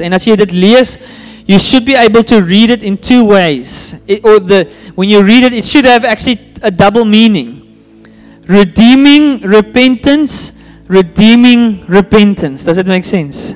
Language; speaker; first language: English; non-native, local second language; Afrikaans